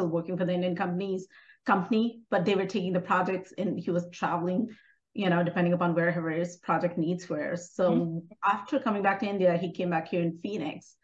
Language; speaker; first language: English; non-native, local second language; Hindi